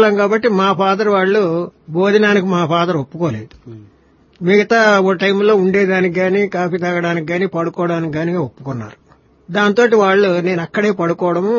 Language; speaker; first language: Telugu; native; Telugu